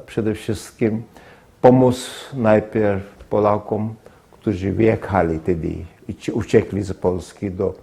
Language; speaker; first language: Polish; non-native, fluent; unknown